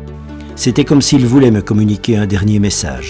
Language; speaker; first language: French; native; French